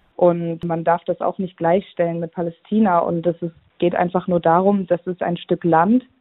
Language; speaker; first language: German; native; German